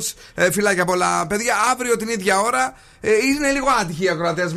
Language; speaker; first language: Greek; native; Greek